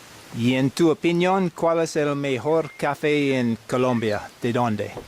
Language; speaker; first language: Spanish; non-native, learner; English